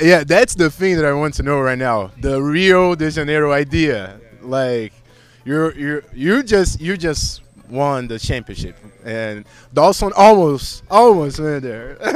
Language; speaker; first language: English; non-native, fluent; Portuguese